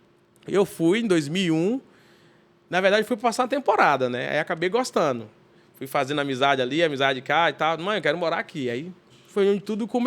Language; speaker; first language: Portuguese; native; Portuguese